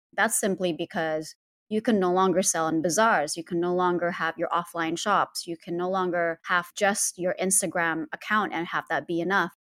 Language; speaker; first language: English; non-native, fluent; Indonesian